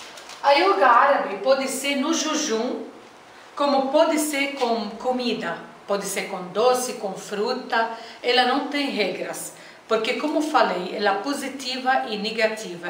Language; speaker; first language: Portuguese; non-native, fluent; Arabic